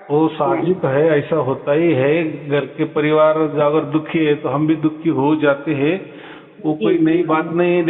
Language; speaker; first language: Hindi; native; Hindi